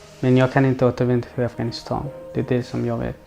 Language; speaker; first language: Swedish; non-native, learner; Persian